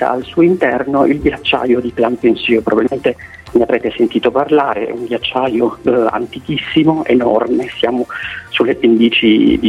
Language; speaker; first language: Italian; native; Italian